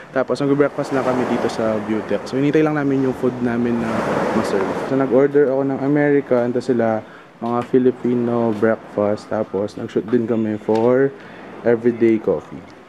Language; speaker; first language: Filipino; native; Filipino